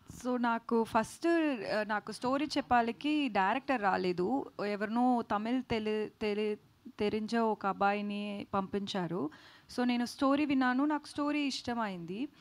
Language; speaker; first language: Telugu; non-native, learner; Tamil